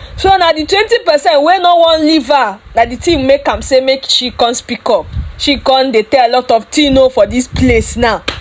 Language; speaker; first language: Nigerian Pidgin; non-native, local second language; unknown